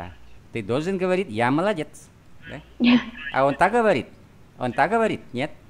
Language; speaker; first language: Russian; non-native, fluent; Vietnamese